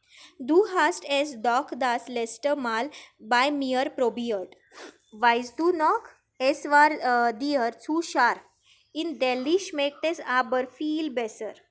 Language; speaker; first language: German; non-native, learner; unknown